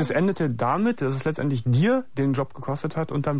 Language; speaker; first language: German; native; German